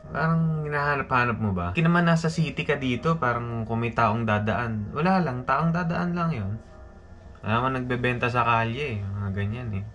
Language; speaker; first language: Filipino; native; Filipino